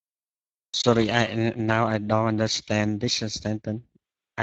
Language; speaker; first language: English; non-native, learner; Vietnamese